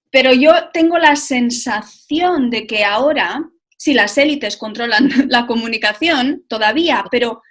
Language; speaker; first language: Spanish; native; Spanish